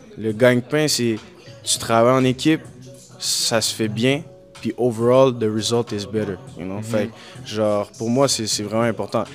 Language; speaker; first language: French; native; French